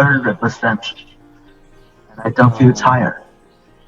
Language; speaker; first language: English; non-native, learner; Vietnamese